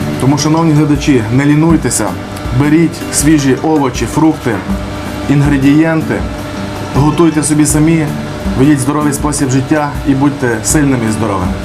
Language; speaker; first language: Ukrainian; native; Ukrainian